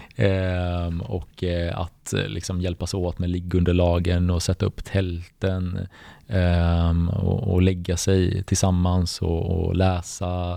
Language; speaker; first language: Swedish; early bilingual, other home language; Bosnian